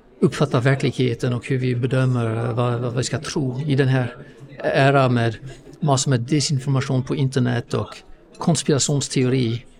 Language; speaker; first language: Swedish; non-native, fluent; English